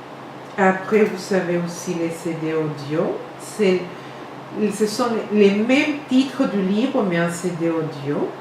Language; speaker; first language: French; non-native, fluent; Spanish